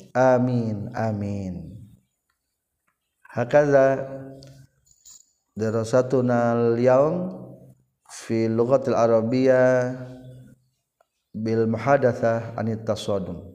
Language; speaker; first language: Arabic; non-native, learner; Indonesian